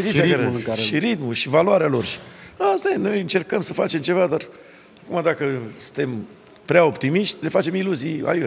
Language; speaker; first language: Romanian; native; Romanian